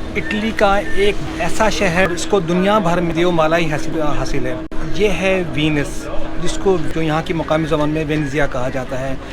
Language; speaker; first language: Urdu; non-native, local second language; Punjabi